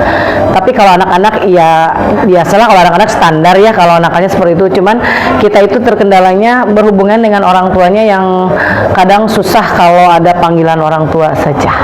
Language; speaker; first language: Indonesian; native; Indonesian